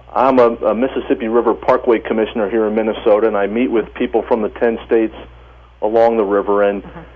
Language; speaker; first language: English; native; English